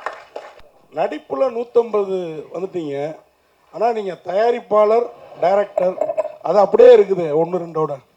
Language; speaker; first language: Tamil; native; Tamil